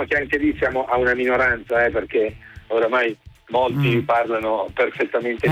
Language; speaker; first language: Italian; native; Italian